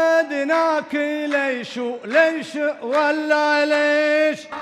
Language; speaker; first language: Arabic; native; Arabic